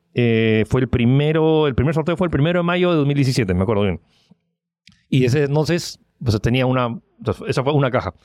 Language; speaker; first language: Spanish; early bilingual, other home language; French